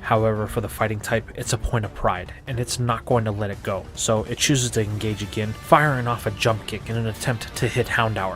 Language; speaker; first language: English; native; English